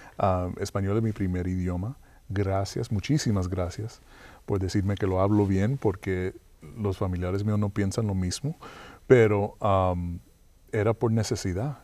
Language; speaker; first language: Spanish; early bilingual, heritage; Spanish